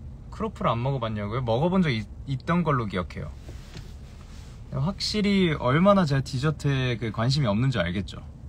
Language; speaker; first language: Korean; early bilingual, heritage; Korean